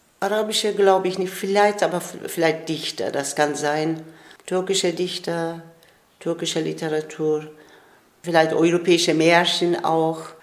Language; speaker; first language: German; non-native, fluent; Turkish